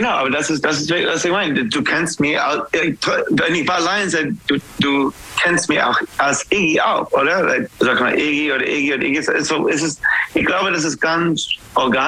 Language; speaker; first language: German; non-native, fluent; English